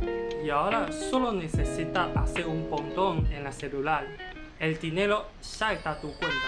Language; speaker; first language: Spanish; non-native, learner; Chinese